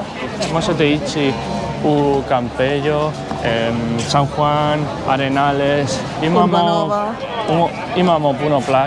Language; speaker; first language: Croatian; non-native, learner; Spanish